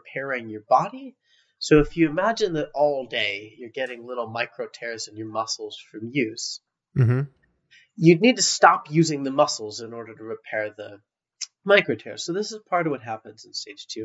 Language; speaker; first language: English; native; English